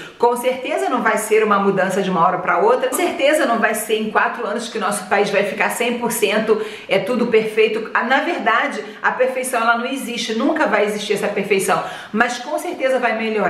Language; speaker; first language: Portuguese; native; Portuguese